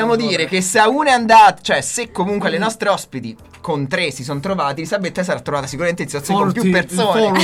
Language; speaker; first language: Italian; native; Italian